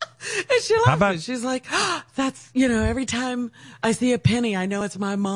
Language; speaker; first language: English; native; English